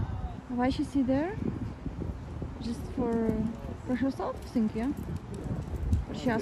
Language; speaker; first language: English; non-native, learner; Russian